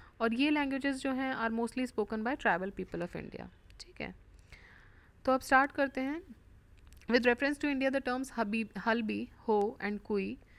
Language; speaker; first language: Hindi; native; Hindi